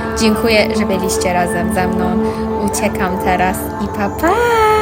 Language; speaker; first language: Polish; non-native, learner; Persian